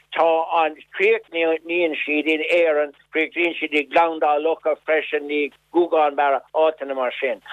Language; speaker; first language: Irish; non-native, local second language; English